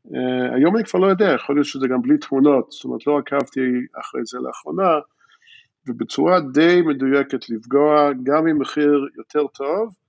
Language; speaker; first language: Hebrew; early bilingual, other home language; English